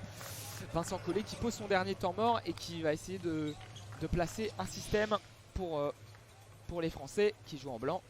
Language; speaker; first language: French; native; French